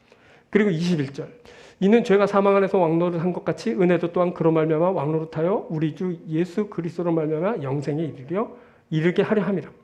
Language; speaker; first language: Korean; native; Korean